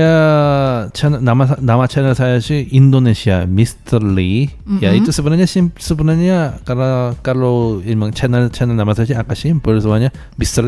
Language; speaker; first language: Indonesian; non-native, fluent; Korean